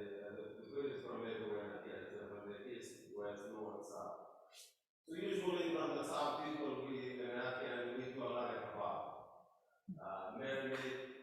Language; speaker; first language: English; non-native, local second language; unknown